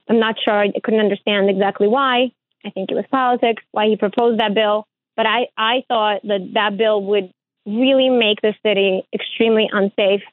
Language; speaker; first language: English; early bilingual, other home language; Ukrainian